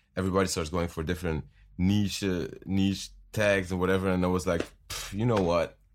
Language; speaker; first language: English; non-native, fluent; Dutch